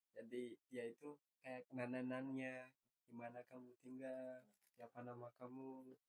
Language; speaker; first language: Indonesian; non-native, fluent; Malagasy